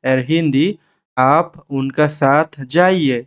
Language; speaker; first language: Hindi; non-native, learner; Bangla